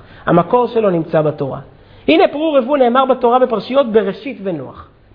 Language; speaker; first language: Hebrew; native; Hebrew